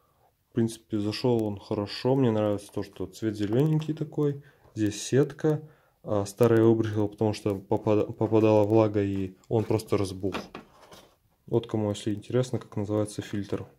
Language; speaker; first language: Russian; native; Russian